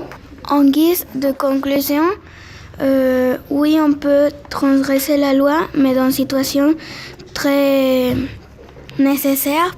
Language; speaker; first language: French; non-native, learner; Spanish